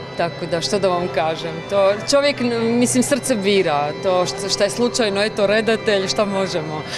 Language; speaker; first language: Croatian; native; Croatian